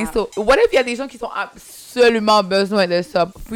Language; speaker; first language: French; early bilingual, heritage; French